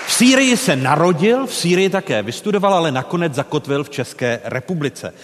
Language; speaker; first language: Czech; native; Czech